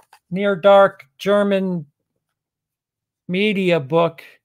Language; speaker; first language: English; native; English